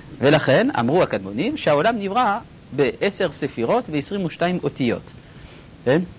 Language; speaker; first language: Hebrew; non-native, fluent; French